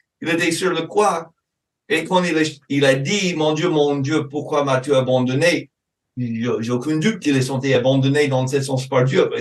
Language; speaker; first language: French; non-native, fluent; English